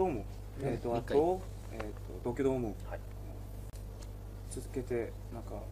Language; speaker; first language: Japanese; non-native, learner; Korean